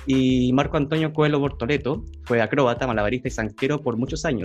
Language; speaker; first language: Spanish; native; Spanish